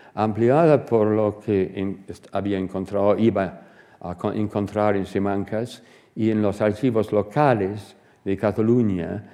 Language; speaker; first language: Spanish; non-native, fluent; English